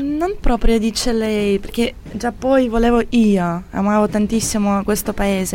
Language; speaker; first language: Italian; non-native, fluent; Russian